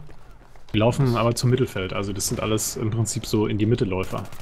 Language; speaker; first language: German; native; German